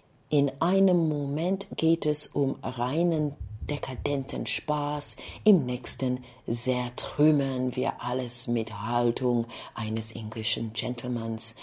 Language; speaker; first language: German; non-native, fluent; English